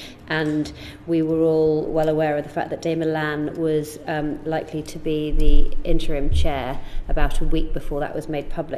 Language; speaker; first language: English; native; English